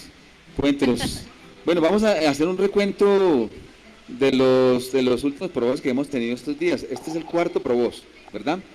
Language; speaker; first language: Spanish; native; Spanish